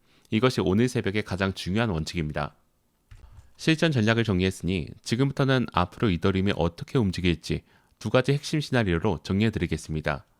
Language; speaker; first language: Korean; native; Korean